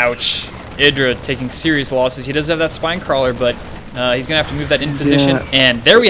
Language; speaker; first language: English; native; English